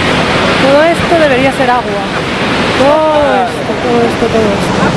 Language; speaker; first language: Spanish; native; Spanish